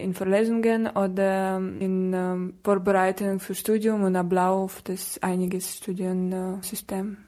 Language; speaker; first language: German; non-native, learner; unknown